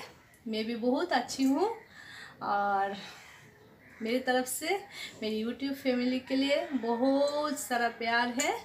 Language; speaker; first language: Hindi; non-native, local second language; Bangla